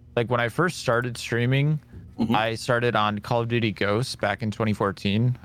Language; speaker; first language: English; native; English